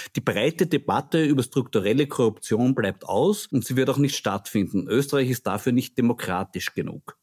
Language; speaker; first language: German; native; German